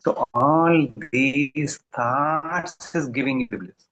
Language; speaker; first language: English; non-native, local second language; Tamil